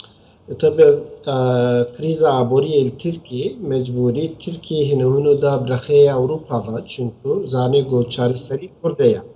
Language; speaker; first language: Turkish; non-native, local second language; Kurdish